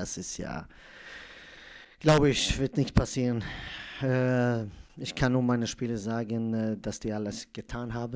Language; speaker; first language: German; non-native, fluent; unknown